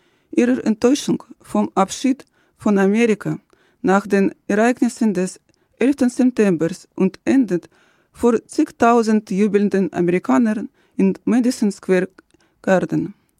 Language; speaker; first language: German; non-native, fluent; Russian